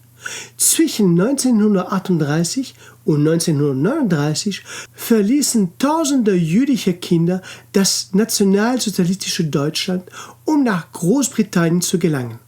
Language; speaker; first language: German; non-native, local second language; French